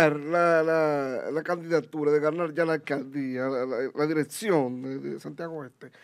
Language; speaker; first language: Spanish; native; Spanish